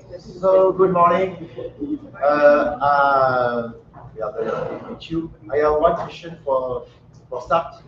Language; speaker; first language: English; non-native, learner; French